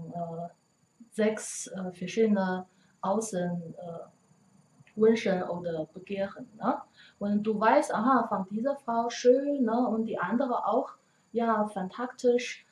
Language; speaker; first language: German; non-native, learner; Chinese